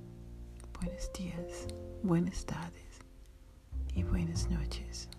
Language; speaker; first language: Spanish; non-native, learner; English